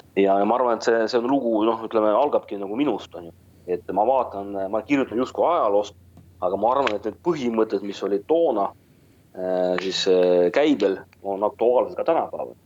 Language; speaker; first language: Estonian; non-native, local second language; Russian